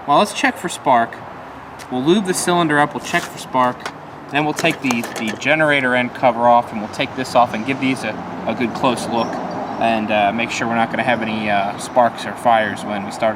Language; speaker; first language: English; native; English